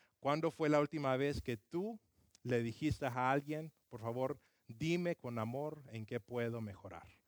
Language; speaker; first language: Spanish; early bilingual, other home language; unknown